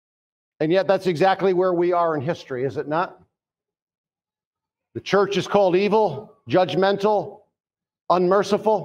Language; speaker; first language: English; native; English